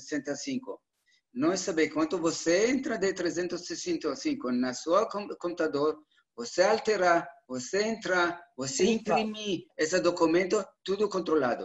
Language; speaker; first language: Portuguese; non-native, learner; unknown